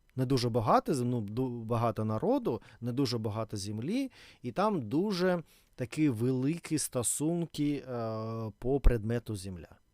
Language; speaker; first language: Ukrainian; non-native, learner; Russian